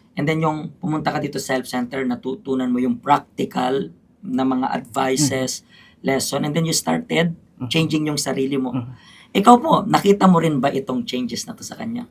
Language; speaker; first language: Filipino; native; Filipino